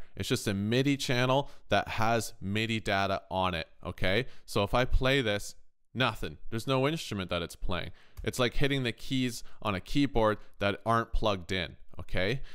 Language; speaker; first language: English; native; English